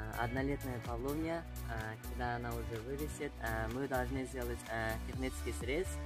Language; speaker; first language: Russian; non-native, local second language; Uzbek